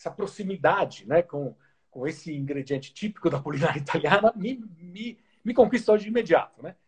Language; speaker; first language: Portuguese; non-native, fluent; Italian